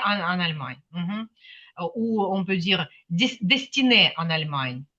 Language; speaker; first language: French; non-native, fluent; Ukrainian